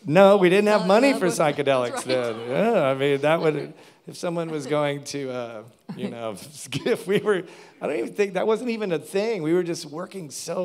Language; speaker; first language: English; native; English